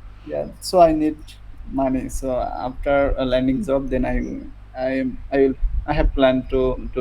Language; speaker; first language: English; non-native, learner; Bangla